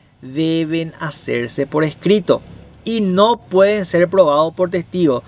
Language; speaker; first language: Spanish; native; Spanish